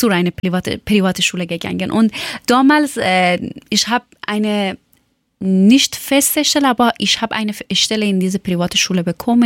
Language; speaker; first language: German; non-native, learner; Persian